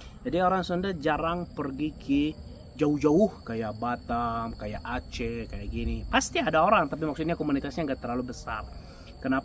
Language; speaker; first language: Indonesian; non-native, fluent; Arabic